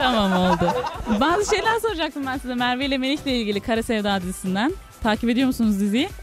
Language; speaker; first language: Turkish; native; Turkish